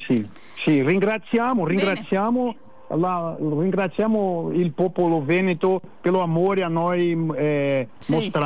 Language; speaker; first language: Italian; non-native, learner; Portuguese